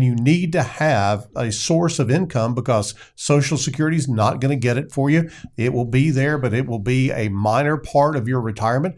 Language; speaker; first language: English; native; English